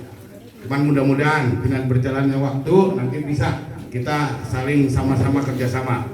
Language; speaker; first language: Indonesian; native; Indonesian